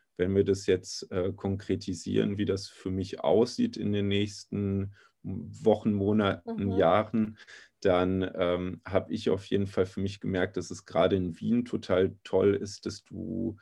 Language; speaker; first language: German; native; German